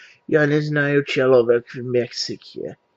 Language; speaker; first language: Russian; non-native, learner; English